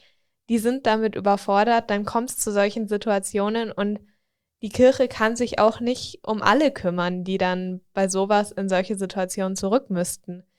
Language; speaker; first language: German; native; German